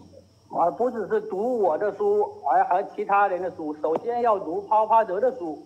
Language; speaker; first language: Chinese; native; Chinese